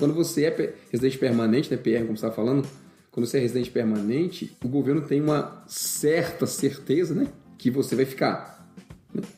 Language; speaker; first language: Portuguese; native; Portuguese